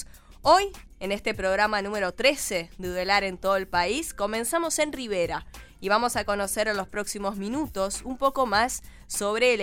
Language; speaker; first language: Spanish; native; Spanish